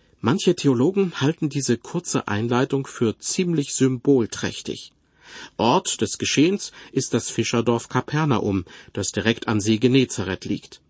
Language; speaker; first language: German; native; German